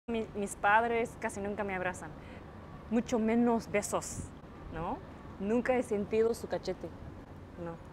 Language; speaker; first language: Spanish; non-native, fluent; Japanese